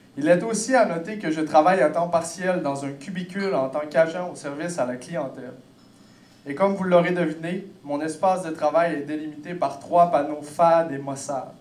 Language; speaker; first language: French; native; French